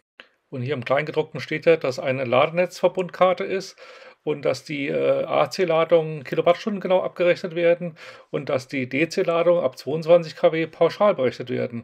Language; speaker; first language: German; native; German